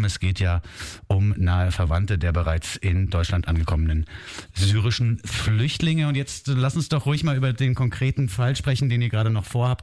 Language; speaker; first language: German; native; German